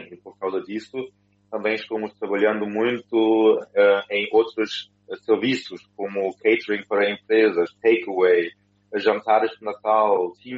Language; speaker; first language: Portuguese; non-native, fluent; German